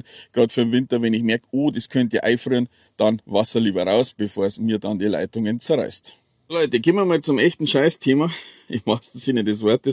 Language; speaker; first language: German; native; German